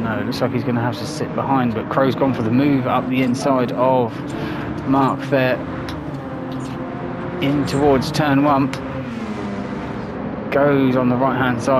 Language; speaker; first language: English; native; English